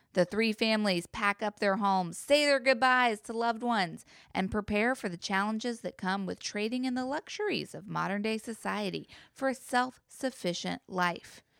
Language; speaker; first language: English; native; English